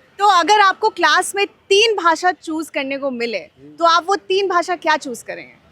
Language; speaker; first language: Hindi; non-native, local second language; Bangla